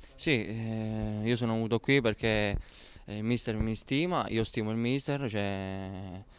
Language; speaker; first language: Italian; native; Italian